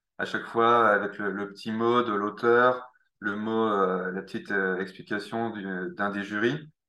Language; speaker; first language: French; native; French